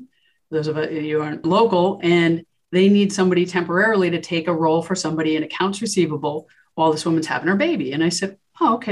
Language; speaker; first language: English; native; English